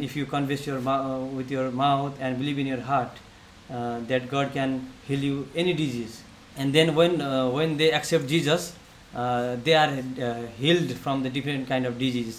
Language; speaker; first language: English; non-native, local second language; Nepali